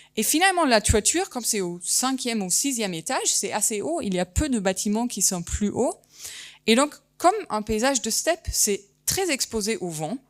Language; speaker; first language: French; non-native, fluent; German